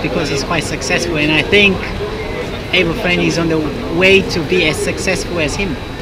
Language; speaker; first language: English; non-native, fluent; Portuguese